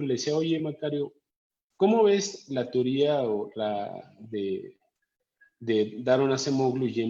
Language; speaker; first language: Spanish; native; Spanish